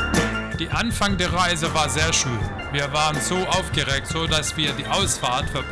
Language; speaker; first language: German; non-native, learner; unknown